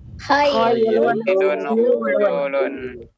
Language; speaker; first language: Arabic; non-native, learner; Indonesian